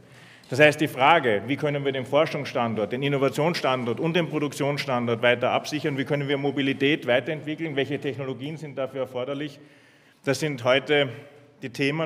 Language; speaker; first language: German; native; German